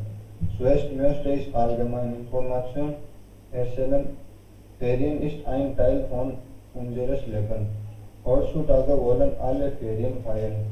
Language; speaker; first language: German; non-native, learner; Hindi